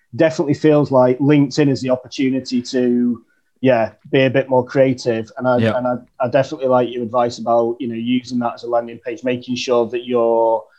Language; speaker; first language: English; native; English